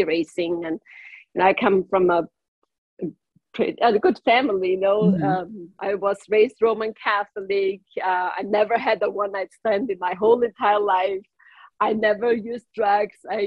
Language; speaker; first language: English; non-native, fluent; German